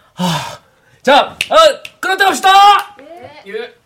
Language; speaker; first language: Korean; native; Korean